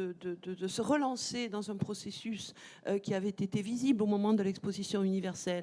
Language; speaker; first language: French; native; French